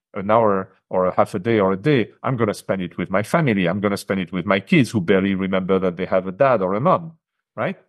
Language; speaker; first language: English; non-native, fluent; French